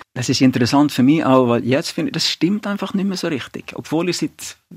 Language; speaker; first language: German; non-native, fluent; Swedish